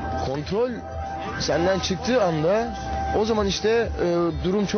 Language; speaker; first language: Turkish; native; Turkish